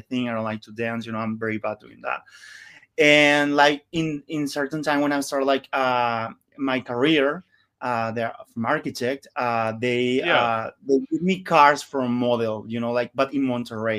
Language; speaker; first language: English; non-native, learner; Spanish